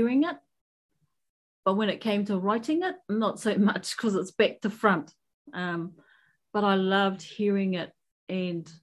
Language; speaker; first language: English; native; English